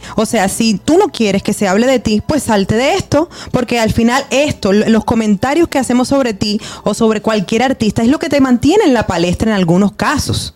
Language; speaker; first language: Spanish; native; Spanish